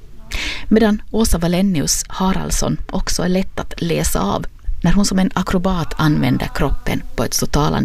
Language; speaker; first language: Swedish; native; Swedish